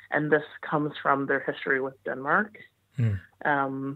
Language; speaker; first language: English; native; English